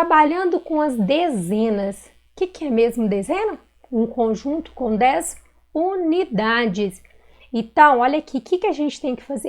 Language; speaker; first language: Portuguese; native; Portuguese